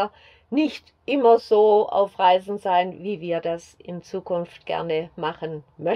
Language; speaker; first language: German; native; German